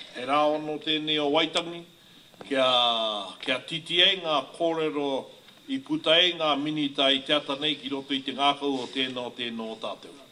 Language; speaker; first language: Māori; native; Māori